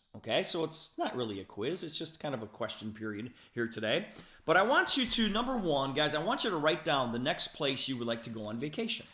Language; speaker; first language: English; native; English